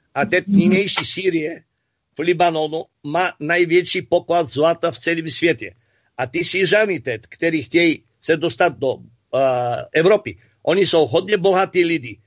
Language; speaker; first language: Czech; non-native, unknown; Bulgarian